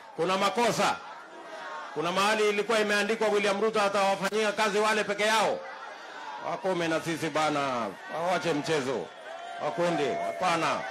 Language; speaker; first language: Swahili; non-native, local second language; Kalenjin